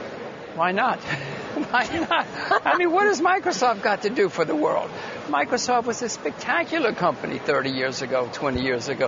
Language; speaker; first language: English; native; English